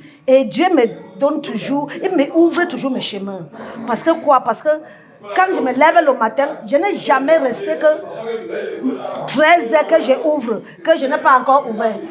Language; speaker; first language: French; non-native, learner; English